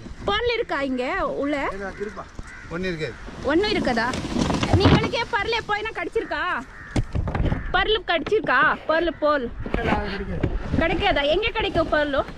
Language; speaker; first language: Tamil; non-native, learner; Kannada